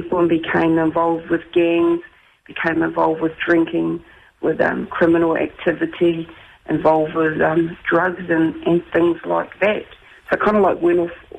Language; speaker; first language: English; native; English